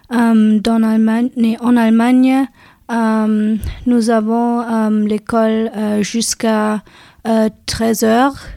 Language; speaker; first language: French; non-native, learner; German